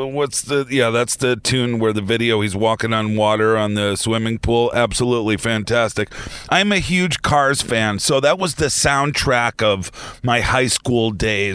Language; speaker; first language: English; native; English